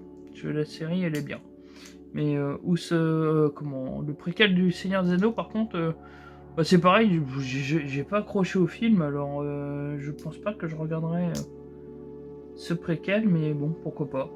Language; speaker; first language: French; native; French